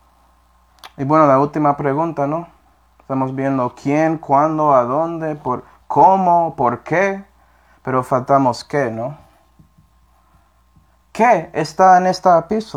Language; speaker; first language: Spanish; non-native, fluent; English